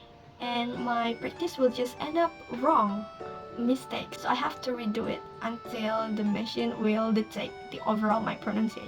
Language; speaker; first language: English; non-native, learner; Indonesian